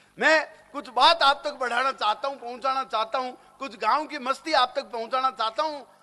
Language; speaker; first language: Hindi; native; Hindi